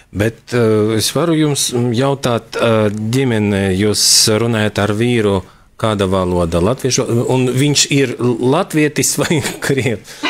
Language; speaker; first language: Latvian; non-native, local second language; Russian